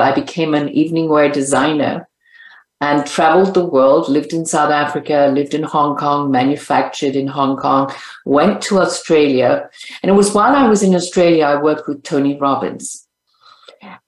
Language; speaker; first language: English; native; English